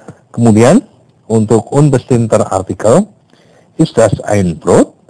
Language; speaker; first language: German; non-native, fluent; Indonesian